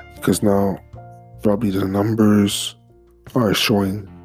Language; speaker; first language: English; non-native, fluent; French